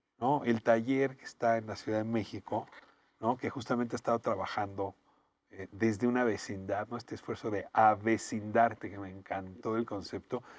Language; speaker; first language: Spanish; native; Spanish